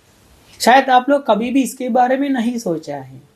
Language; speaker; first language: Hindi; non-native, fluent; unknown